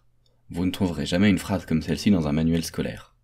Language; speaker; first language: French; non-native, fluent; English